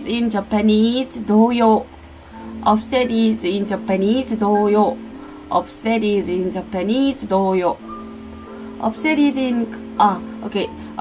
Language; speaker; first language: English; non-native, learner; Korean